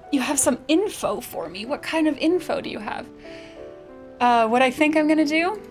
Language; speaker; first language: English; native; English